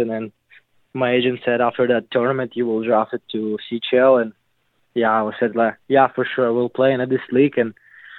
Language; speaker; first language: English; non-native, learner; Russian